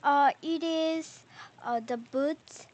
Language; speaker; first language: English; non-native, learner; Korean